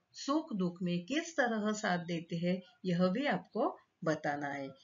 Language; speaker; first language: Hindi; non-native, local second language; Marathi